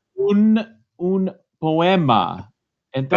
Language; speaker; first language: Spanish; non-native, learner; English